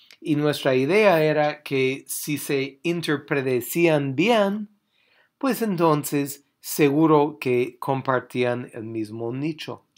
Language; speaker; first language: Spanish; non-native, fluent; English